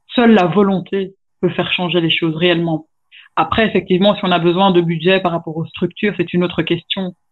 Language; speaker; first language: French; native; French